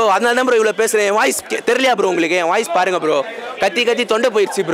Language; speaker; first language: Tamil; native; Tamil